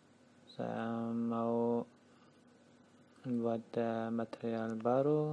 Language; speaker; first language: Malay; non-native, learner; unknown